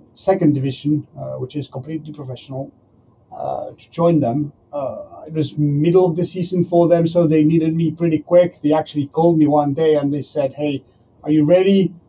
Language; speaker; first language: English; non-native, fluent; Spanish